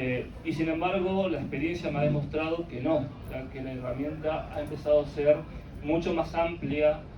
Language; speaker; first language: Spanish; native; Spanish